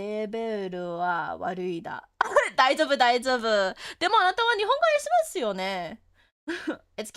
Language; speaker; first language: Japanese; non-native, learner; English